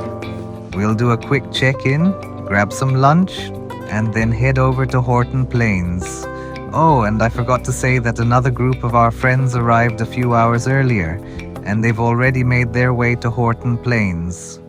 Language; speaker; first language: English; non-native, local second language; Sinhala